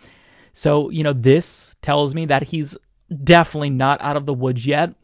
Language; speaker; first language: English; native; English